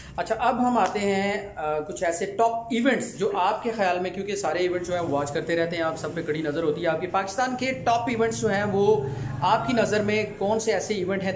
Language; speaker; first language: Urdu; non-native, local second language; Punjabi